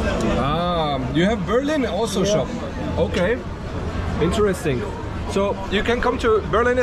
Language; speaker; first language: English; non-native, fluent; German